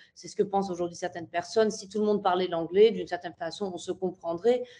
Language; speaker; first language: French; native; French